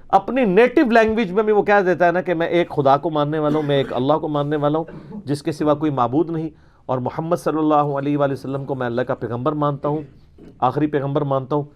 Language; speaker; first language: Urdu; non-native, local second language; Punjabi